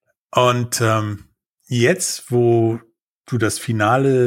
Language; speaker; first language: German; native; German